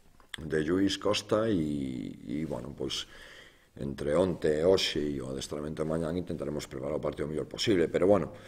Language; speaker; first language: Galician; native; Galician